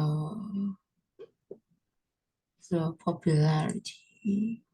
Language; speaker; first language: English; non-native, learner; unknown